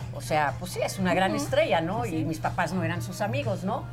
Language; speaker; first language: Spanish; non-native, fluent; Hebrew